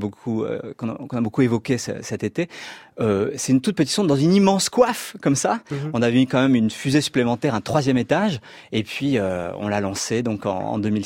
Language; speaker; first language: French; native; French